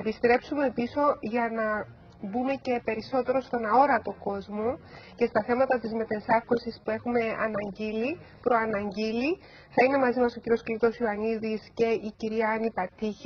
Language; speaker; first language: Greek; native; Greek